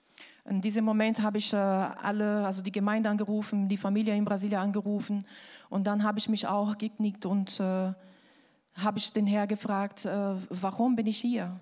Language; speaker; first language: German; non-native, fluent; Portuguese